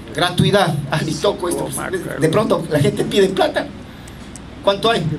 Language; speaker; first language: Spanish; native; Spanish